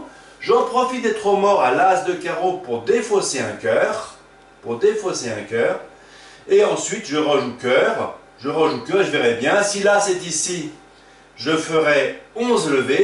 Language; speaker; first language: French; native; French